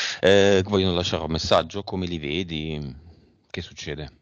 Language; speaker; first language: Italian; native; Italian